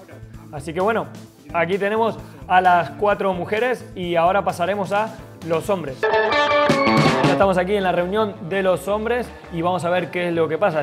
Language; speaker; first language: Spanish; native; Spanish